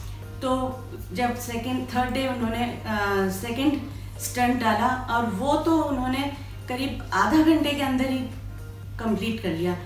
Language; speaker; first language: Hindi; native; Hindi